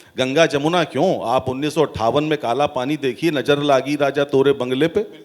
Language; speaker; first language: Hindi; native; Hindi